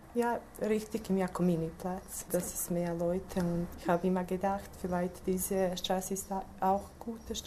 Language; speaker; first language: German; non-native, learner; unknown